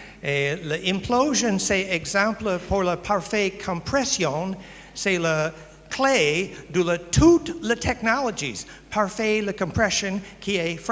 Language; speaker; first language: French; non-native, learner; English